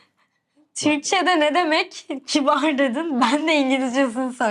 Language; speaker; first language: Turkish; native; Turkish